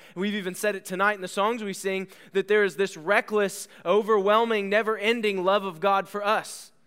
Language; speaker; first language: English; native; English